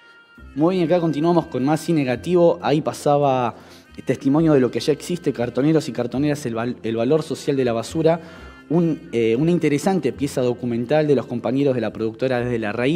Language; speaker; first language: Spanish; native; Spanish